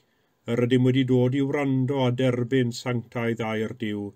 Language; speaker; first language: Welsh; native; Welsh